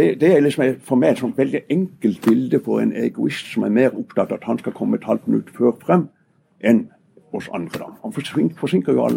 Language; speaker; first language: Norwegian; native; Norwegian